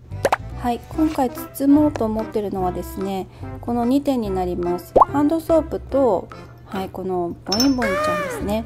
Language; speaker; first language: Japanese; native; Japanese